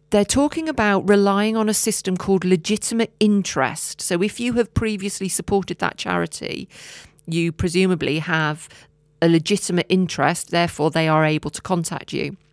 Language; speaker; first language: English; native; English